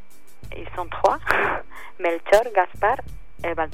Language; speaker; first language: French; non-native, learner; Spanish